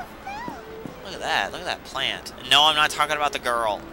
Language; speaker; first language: English; native; English